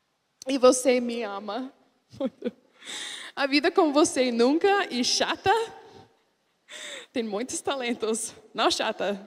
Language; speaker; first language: Portuguese; non-native, learner; English